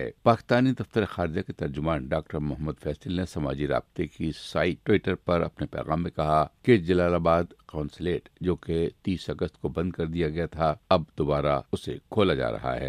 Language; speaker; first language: Urdu; native; Urdu